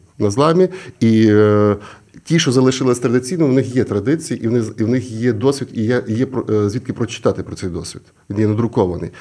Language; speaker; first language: Ukrainian; native; Ukrainian